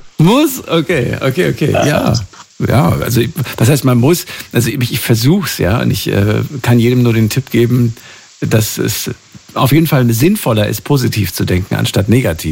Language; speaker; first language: German; native; German